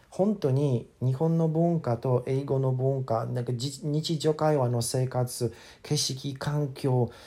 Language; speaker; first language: Japanese; non-native, learner; English